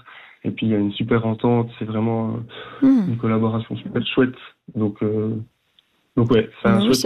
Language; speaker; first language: French; native; French